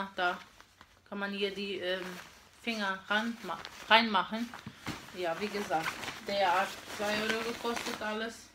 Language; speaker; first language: German; non-native, fluent; Portuguese